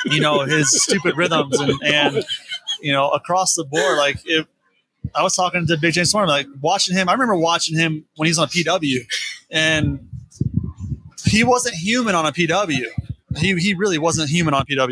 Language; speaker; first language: English; native; English